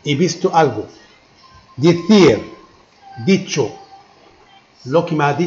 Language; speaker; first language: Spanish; non-native, fluent; Arabic